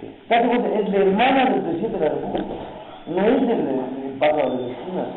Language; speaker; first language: Spanish; native; Spanish